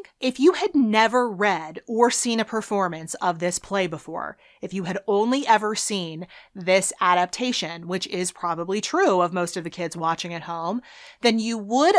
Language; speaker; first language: English; native; English